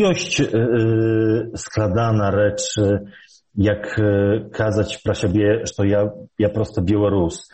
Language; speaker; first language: Belarusian; early bilingual, heritage; Polish